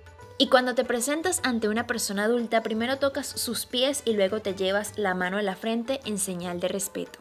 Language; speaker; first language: Spanish; native; Spanish